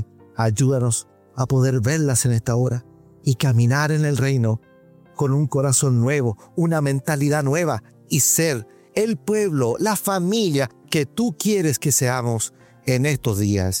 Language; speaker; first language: Spanish; native; Spanish